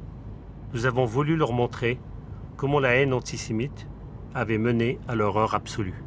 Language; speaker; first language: French; native; French